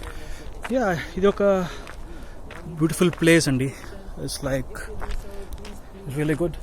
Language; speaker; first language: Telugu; non-native, local second language; Tamil